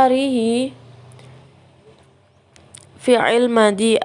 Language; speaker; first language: Arabic; non-native, learner; Indonesian